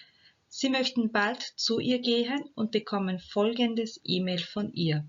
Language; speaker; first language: German; non-native, fluent; Turkish